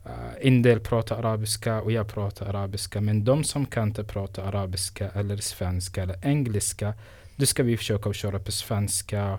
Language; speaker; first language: Swedish; non-native, fluent; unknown